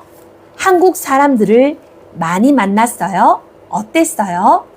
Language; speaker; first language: Korean; non-native, fluent; Thai